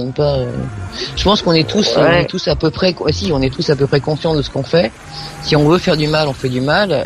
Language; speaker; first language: French; native; French